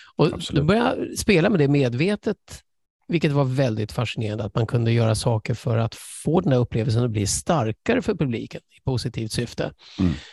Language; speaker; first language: Swedish; early bilingual, other home language; English